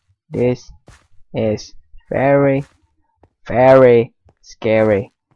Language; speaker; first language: English; non-native, learner; Indonesian